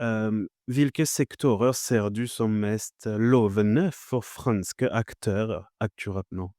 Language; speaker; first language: Norwegian; non-native, fluent; French